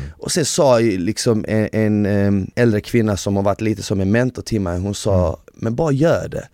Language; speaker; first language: Swedish; early bilingual, other home language; Bosnian